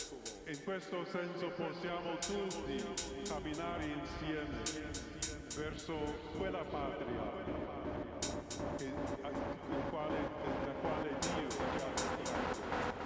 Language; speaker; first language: Italian; non-native, fluent; English